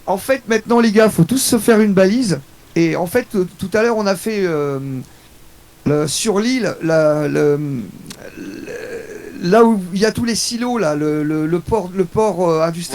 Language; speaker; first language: French; native; French